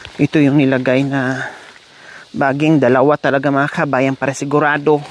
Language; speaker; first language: Filipino; non-native, local second language; Cebuano